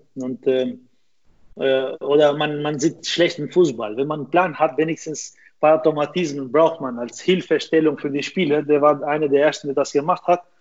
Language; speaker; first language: German; non-native, fluent; Albanian